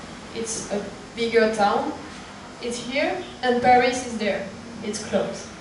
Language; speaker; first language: English; non-native, fluent; French